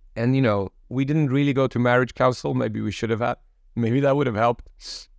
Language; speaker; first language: English; early bilingual, other home language; Polish